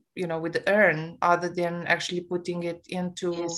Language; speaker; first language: English; non-native, fluent; Romanian